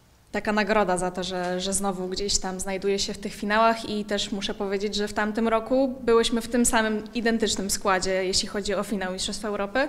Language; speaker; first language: Polish; native; Polish